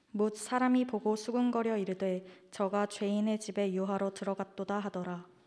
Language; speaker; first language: Korean; native; Korean